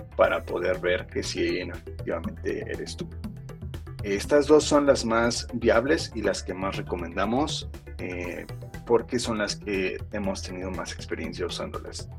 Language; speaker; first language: Spanish; early bilingual, heritage; Spanish